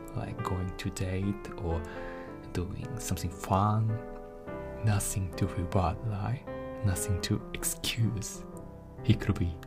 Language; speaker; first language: English; non-native, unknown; Japanese